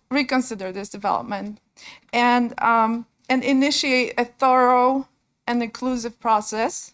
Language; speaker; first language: English; non-native, fluent; Polish